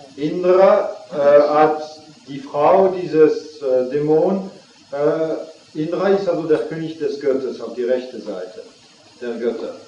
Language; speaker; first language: German; non-native, fluent; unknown